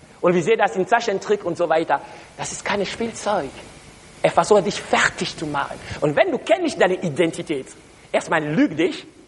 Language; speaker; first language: German; non-native, learner; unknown